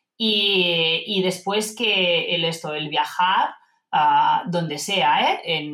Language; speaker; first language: Spanish; non-native, local second language; Catalan